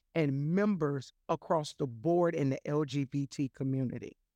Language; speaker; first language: English; native; English